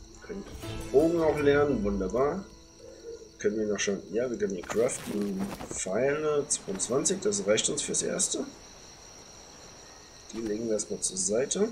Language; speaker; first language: German; native; German